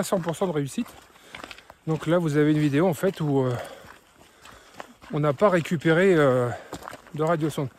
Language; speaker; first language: French; native; French